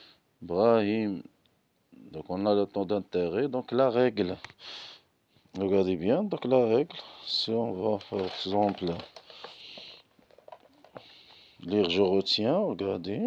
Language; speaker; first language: French; non-native, local second language; Arabic